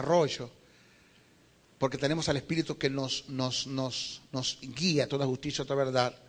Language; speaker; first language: Spanish; native; Spanish